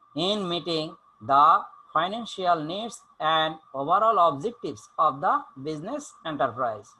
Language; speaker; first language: English; non-native, local second language; Bangla